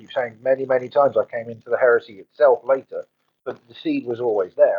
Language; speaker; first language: English; native; English